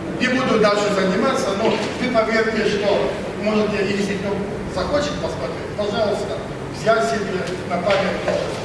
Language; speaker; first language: Russian; non-native, learner; Polish